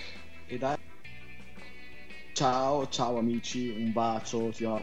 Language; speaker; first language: Italian; native; Italian